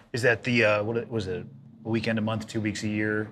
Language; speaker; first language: English; native; English